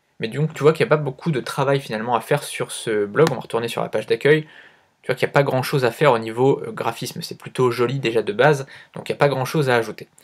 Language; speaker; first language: French; native; French